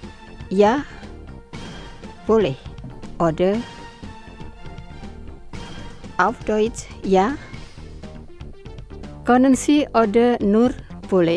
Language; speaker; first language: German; non-native, fluent; Indonesian